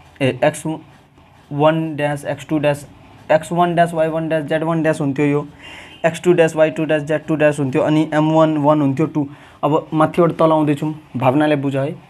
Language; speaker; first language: Nepali; non-native, local second language; Maithili